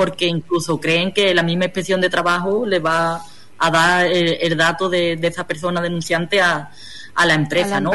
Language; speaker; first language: Spanish; native; Spanish